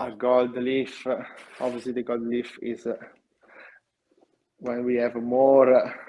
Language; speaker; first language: English; non-native, learner; Italian